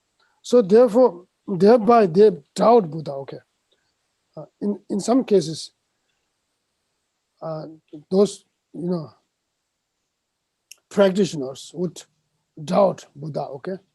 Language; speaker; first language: English; non-native, fluent; Tibetan